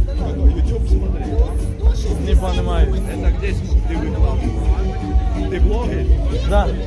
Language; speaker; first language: Russian; non-native, learner; Turkish